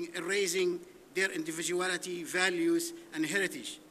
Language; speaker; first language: English; non-native, fluent; Arabic